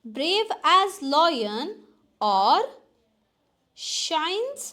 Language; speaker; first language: English; non-native, local second language; Kannada